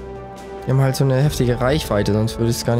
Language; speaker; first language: German; native; German